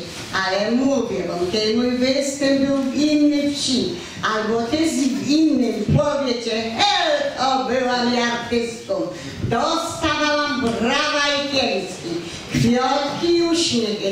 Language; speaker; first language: Polish; native; Polish